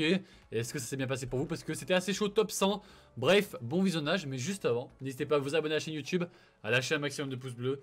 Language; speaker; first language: French; native; French